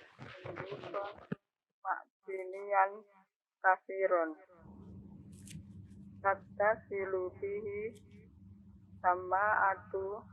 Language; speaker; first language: Arabic; non-native, learner; Indonesian